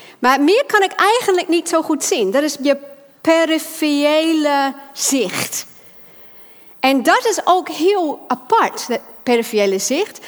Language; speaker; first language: Dutch; non-native, fluent; English